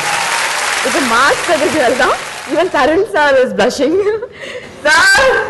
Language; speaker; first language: Telugu; native; Telugu